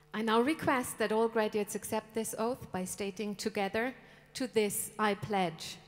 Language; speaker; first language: English; non-native, fluent; German